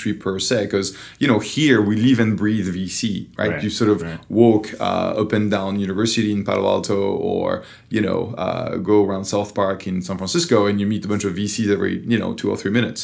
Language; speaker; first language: English; non-native, fluent; French